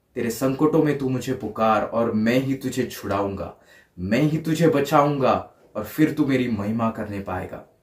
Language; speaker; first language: Hindi; non-native, local second language; Marathi